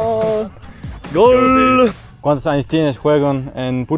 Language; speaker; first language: Spanish; non-native, learner; English